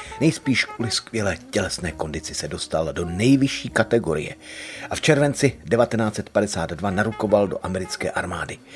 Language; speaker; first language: Czech; native; Czech